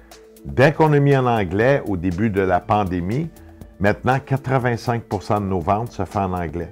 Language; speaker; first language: French; native; French